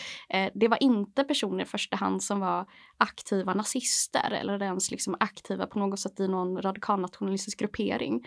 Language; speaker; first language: Swedish; native; Swedish